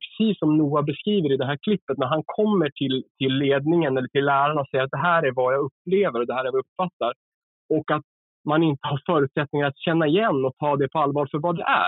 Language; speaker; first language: Swedish; native; Swedish